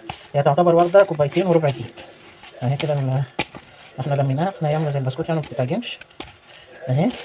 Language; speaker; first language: Arabic; native; Arabic